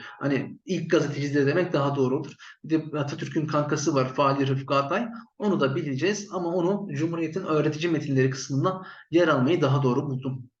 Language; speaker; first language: Turkish; native; Turkish